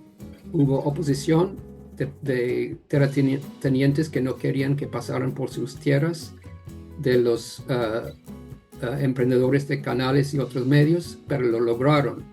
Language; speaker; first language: Spanish; non-native, fluent; English